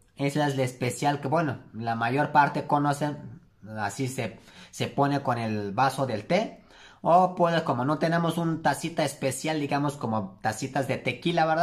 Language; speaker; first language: Spanish; non-native, learner; Turkish